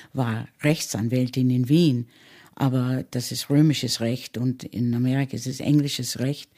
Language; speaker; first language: German; early bilingual, heritage; German